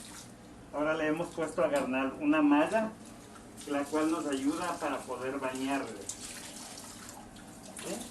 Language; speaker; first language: Spanish; native; Spanish